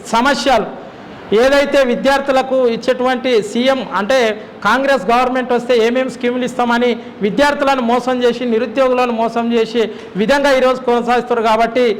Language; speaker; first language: Telugu; native; Telugu